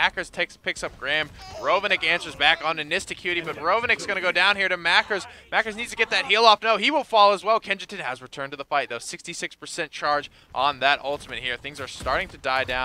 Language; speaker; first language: English; native; English